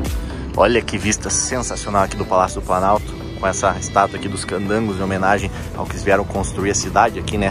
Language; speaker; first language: Portuguese; native; Portuguese